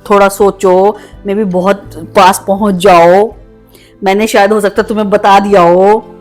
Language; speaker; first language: Hindi; native; Hindi